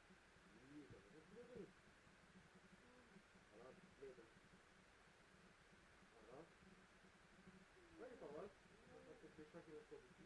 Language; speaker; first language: French; native; French